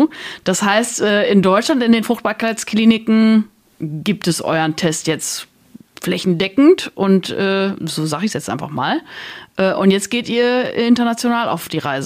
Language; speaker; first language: German; native; German